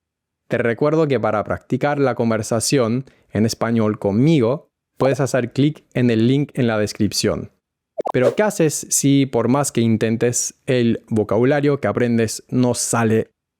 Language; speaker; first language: Spanish; non-native, fluent; English